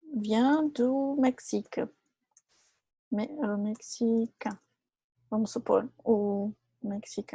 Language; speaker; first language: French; non-native, fluent; Portuguese